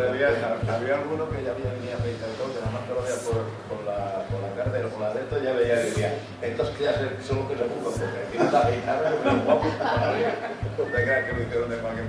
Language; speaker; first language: Spanish; native; Spanish